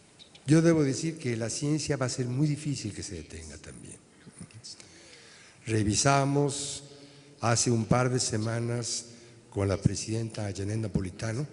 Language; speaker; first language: Spanish; native; Spanish